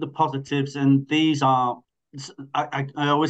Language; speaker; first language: English; native; English